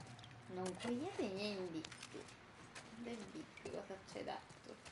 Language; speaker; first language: Italian; native; Italian